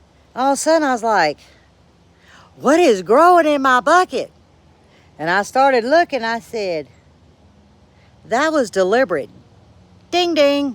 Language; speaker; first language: English; native; English